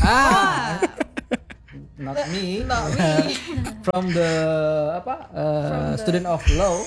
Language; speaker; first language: English; non-native, local second language; Indonesian